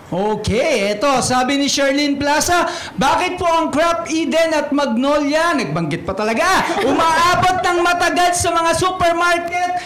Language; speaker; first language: Filipino; native; Filipino